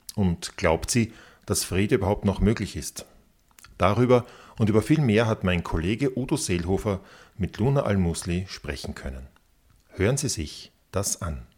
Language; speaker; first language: German; native; German